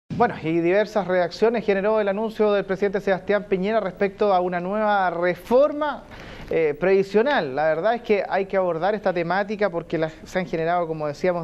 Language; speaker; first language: Spanish; native; Spanish